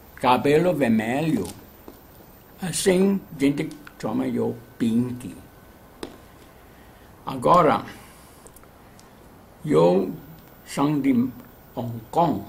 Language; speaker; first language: Portuguese; non-native, learner; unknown